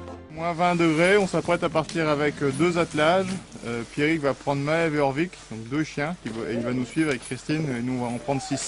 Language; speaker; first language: French; native; French